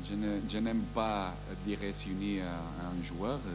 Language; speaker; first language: French; non-native, learner; Portuguese